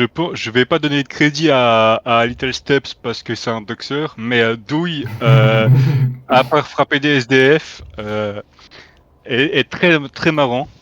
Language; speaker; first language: French; native; French